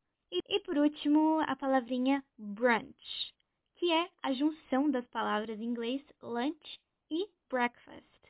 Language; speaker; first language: Portuguese; native; Portuguese